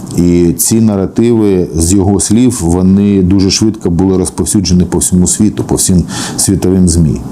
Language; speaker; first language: Ukrainian; non-native, local second language; Russian